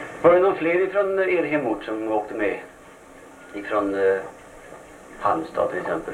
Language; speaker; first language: Swedish; native; Swedish